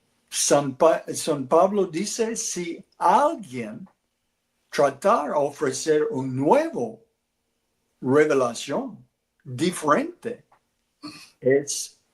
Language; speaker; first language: Spanish; non-native, learner; English